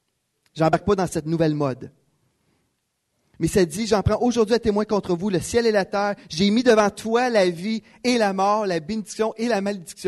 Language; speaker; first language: French; native; French